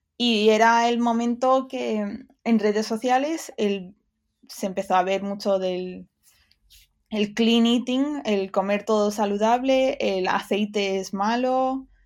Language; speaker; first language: Spanish; early bilingual, other home language; English